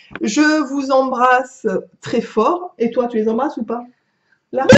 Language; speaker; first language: French; native; French